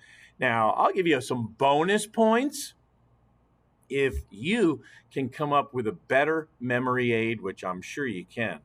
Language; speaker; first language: English; native; English